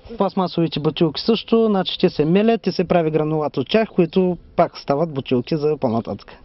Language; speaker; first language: Bulgarian; native; Bulgarian